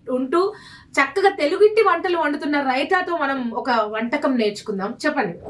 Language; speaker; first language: Telugu; native; Telugu